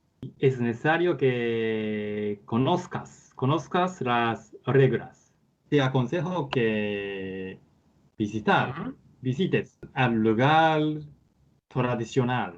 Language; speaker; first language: Spanish; non-native, learner; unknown